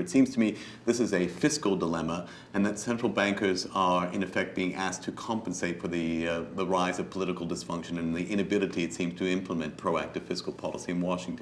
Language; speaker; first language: English; native; English